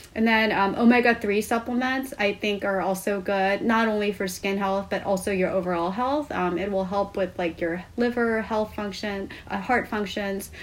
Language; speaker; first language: English; non-native, fluent; Korean